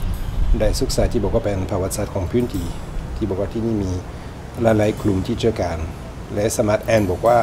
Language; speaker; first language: Thai; non-native, learner; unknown